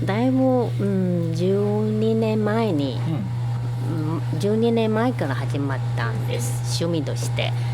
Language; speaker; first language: Japanese; non-native, fluent; Chinese